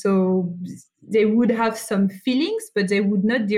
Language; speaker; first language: English; non-native, fluent; French